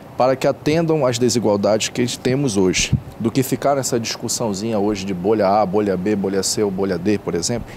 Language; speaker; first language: Portuguese; native; Portuguese